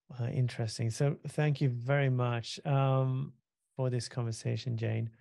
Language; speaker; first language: English; non-native, fluent; Swedish